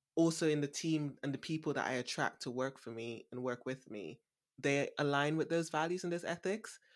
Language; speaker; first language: English; native; English